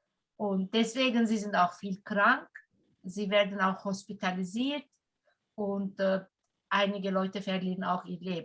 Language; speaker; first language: German; non-native, fluent; Turkish